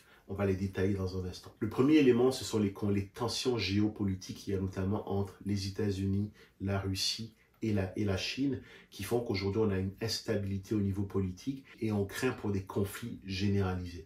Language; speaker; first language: French; native; French